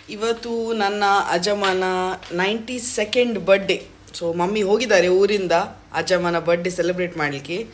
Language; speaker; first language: Kannada; native; Kannada